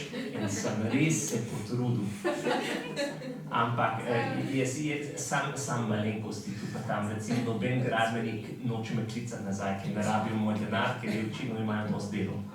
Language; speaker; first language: Slovenian; non-native, fluent; English